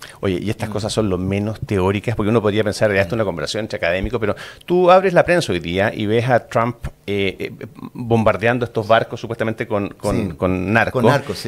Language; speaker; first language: Spanish; native; Spanish